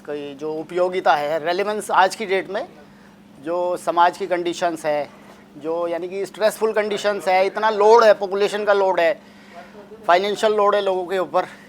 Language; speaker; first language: Hindi; native; Hindi